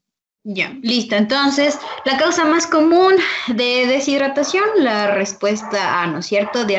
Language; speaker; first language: Spanish; native; Spanish